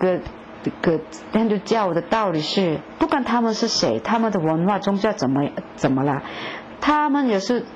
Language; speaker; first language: Chinese; non-native, fluent; Korean